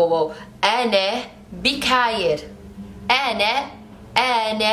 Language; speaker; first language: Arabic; non-native, learner; English